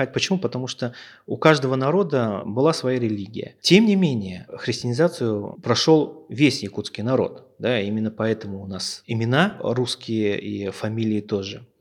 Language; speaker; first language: Russian; native; Russian